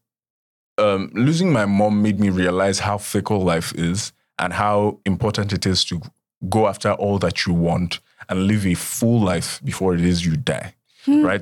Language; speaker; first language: English; non-native, local second language; Yoruba